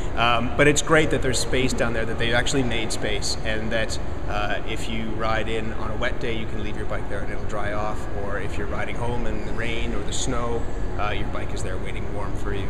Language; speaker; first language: English; native; English